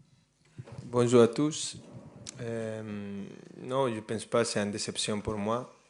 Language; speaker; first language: French; non-native, fluent; Spanish